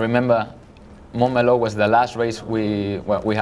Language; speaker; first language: English; non-native, fluent; Spanish